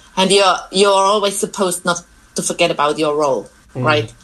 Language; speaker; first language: English; non-native, fluent; German